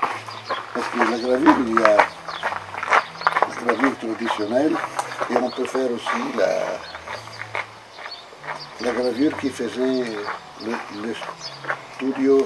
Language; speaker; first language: French; non-native, fluent; Italian